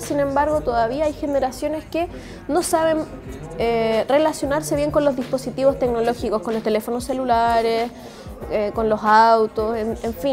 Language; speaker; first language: Spanish; native; Spanish